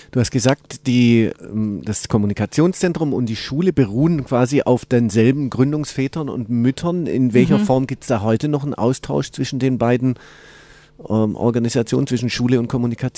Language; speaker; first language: German; native; German